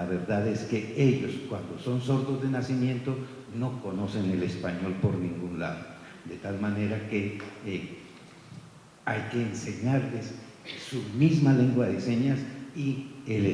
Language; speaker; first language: Spanish; native; Spanish